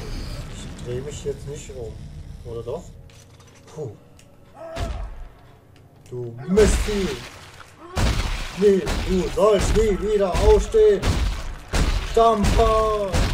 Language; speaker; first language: German; native; German